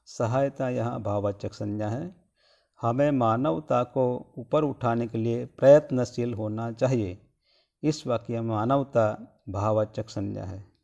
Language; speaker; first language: Hindi; non-native, local second language; Gujarati